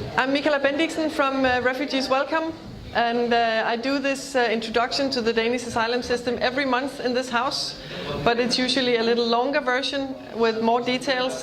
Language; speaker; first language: English; non-native, fluent; Danish